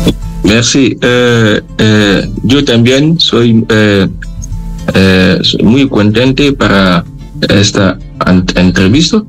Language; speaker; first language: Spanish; non-native, learner; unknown